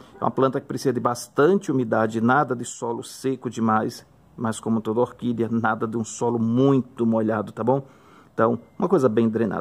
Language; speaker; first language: Portuguese; native; Portuguese